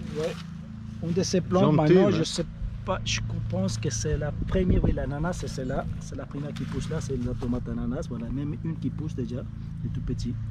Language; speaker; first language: French; native; French